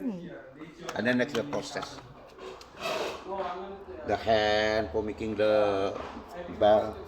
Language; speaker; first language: English; non-native, learner; Indonesian